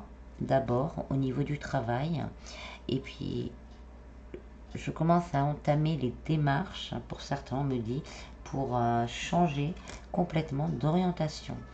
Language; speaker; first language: French; native; French